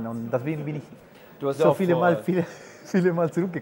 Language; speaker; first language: German; non-native, fluent; Spanish